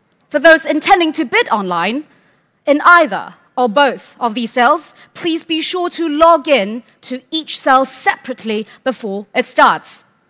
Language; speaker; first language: English; non-native, local second language; Cantonese